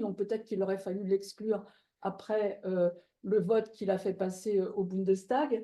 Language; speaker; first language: French; native; French